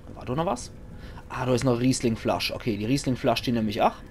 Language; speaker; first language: German; native; German